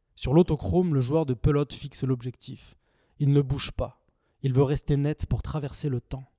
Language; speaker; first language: French; native; French